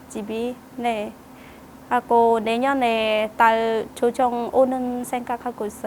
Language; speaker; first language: Korean; non-native, learner; Khmer